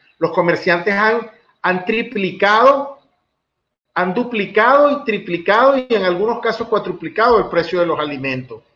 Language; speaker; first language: Spanish; native; Spanish